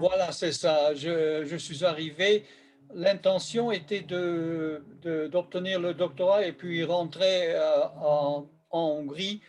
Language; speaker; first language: French; non-native, fluent; Hungarian